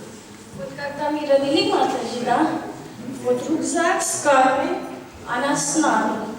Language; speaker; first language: Russian; non-native, learner; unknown